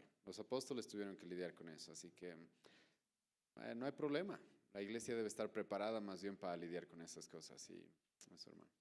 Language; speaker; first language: Spanish; native; Spanish